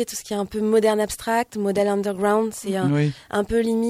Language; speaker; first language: French; native; French